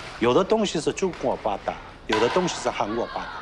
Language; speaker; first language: Chinese; non-native, learner; Korean